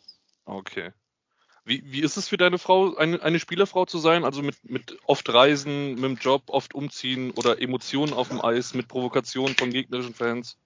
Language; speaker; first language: German; native; German